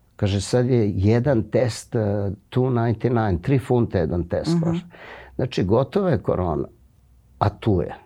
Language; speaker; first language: Serbian; native; Serbian